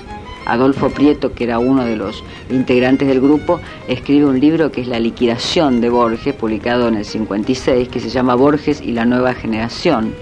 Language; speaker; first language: Spanish; native; Spanish